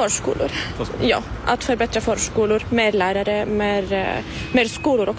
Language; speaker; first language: Swedish; non-native, learner; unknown